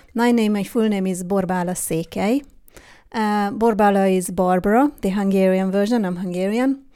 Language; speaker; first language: English; non-native, fluent; Hungarian